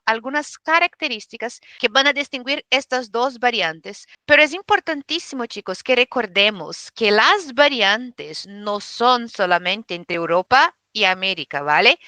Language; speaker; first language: Spanish; non-native, fluent; Portuguese